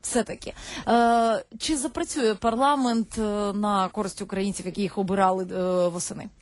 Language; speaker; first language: Ukrainian; native; Ukrainian